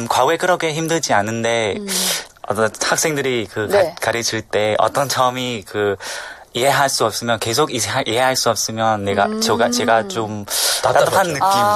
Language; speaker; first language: Korean; non-native, learner; Vietnamese